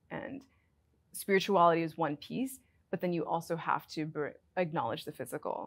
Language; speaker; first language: English; native; English